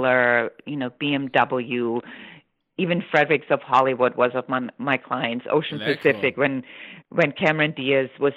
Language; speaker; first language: English; non-native, fluent; German